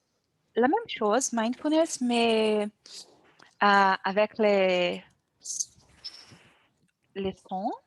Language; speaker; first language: French; non-native, learner; Portuguese